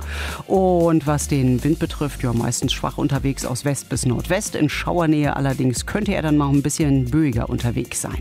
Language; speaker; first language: German; native; German